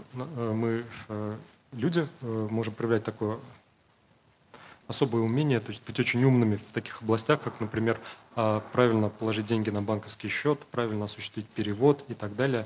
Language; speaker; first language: Russian; native; Russian